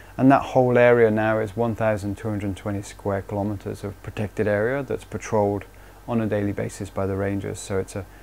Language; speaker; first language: English; native; English